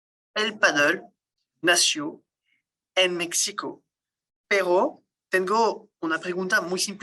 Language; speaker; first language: Spanish; non-native, learner; French